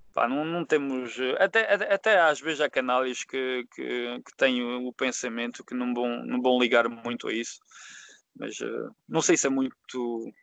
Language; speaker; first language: Portuguese; early bilingual, heritage; Portuguese